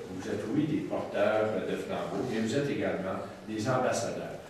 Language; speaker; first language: French; native; French